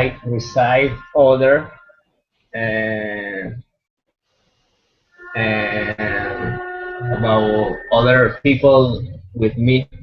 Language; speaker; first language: English; non-native, learner; Spanish